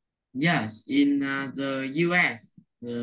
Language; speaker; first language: English; non-native, learner; Vietnamese